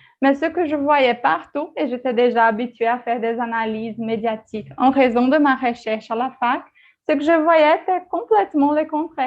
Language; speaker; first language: French; non-native, fluent; Portuguese